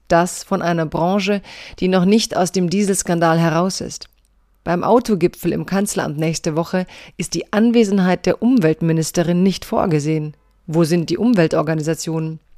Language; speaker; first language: German; early bilingual, other home language; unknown